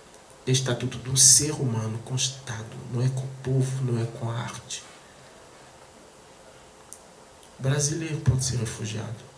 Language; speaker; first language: Portuguese; non-native, fluent; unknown